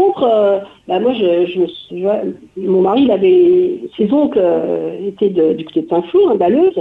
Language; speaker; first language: French; native; French